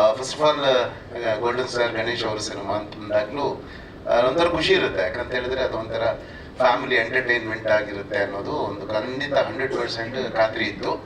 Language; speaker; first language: Kannada; native; Kannada